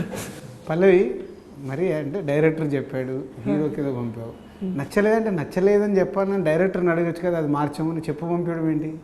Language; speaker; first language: Telugu; native; Telugu